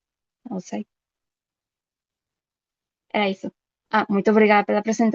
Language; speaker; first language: Portuguese; non-native, fluent; Spanish